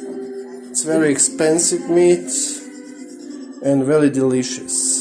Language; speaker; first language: English; non-native, learner; Croatian